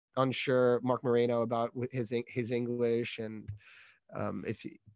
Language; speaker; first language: English; native; English